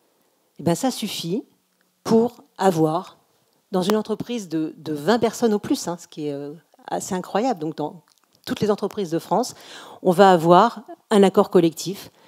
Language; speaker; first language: French; native; French